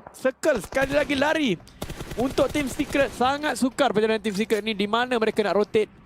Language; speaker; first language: Malay; native; Malay